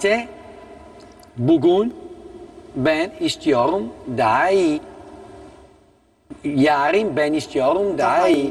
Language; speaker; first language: Turkish; non-native, learner; Italian